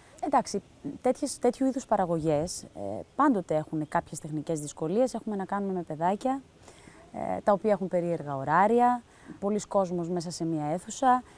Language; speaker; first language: Greek; early bilingual, heritage; Greek